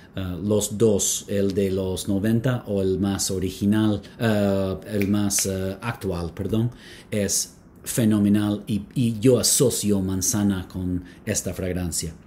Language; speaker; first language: Spanish; non-native, fluent; English